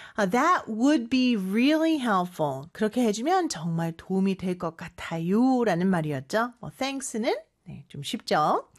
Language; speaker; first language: Korean; native; Korean